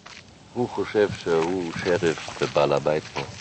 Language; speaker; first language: Hebrew; non-native, fluent; German